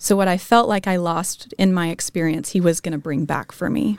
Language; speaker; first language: English; native; English